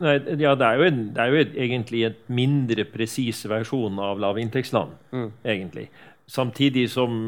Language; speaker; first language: Norwegian; native; Norwegian